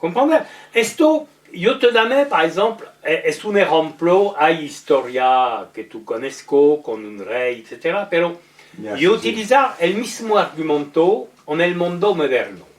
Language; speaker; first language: Spanish; non-native, learner; French